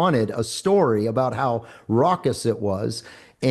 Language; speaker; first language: English; native; English